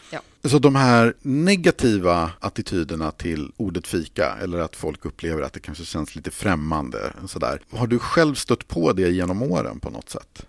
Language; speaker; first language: Swedish; native; Swedish